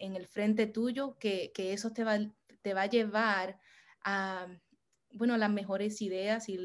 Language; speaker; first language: Spanish; early bilingual, heritage; Spanish